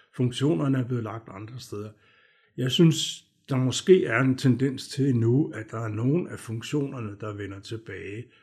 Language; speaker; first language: Danish; native; Danish